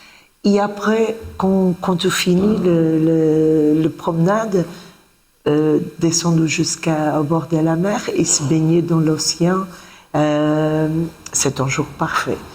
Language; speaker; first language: French; non-native, fluent; Portuguese